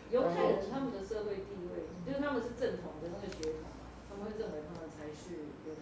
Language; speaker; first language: Chinese; native; Chinese